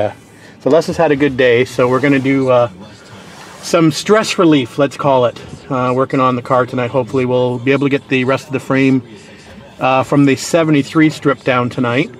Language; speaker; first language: English; native; English